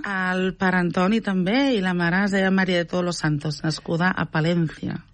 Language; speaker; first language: Catalan; native; Catalan